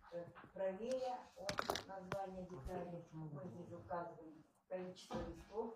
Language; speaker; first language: Russian; native; Russian